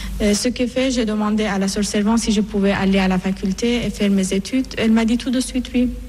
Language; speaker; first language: French; non-native, fluent; Persian